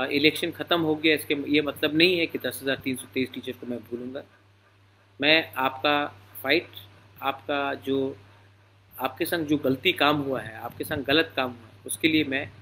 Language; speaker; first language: Hindi; non-native, local second language; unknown